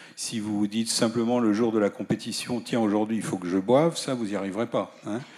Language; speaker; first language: French; native; French